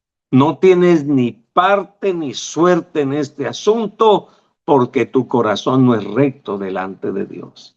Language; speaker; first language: Spanish; native; Spanish